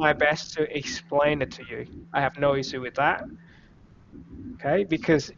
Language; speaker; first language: English; non-native, fluent; Vietnamese